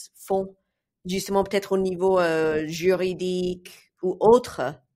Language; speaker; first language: French; non-native, fluent; English